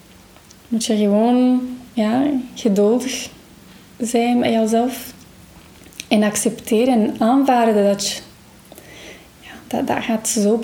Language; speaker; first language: Dutch; non-native, fluent; Portuguese